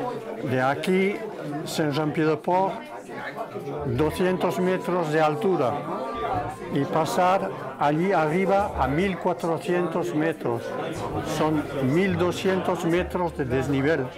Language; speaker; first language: Spanish; non-native, fluent; French